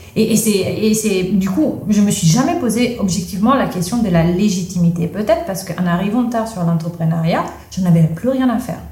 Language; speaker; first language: French; non-native, fluent; Italian